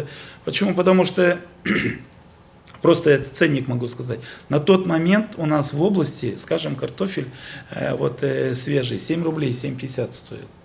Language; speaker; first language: Russian; native; Russian